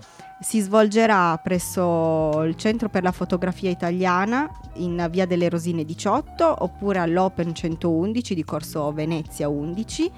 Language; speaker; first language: Italian; native; Italian